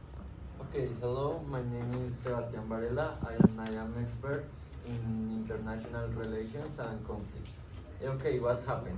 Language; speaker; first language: English; non-native, learner; Spanish